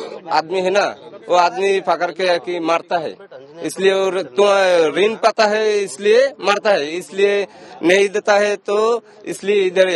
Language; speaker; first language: Hindi; non-native, learner; Bangla